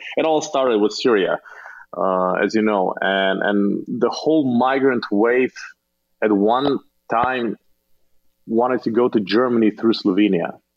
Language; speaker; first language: English; non-native, fluent; Slovenian